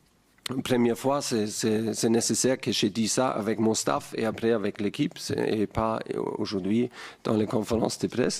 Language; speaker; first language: French; non-native, fluent; German